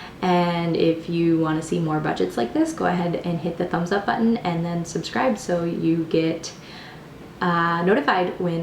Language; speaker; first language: English; native; English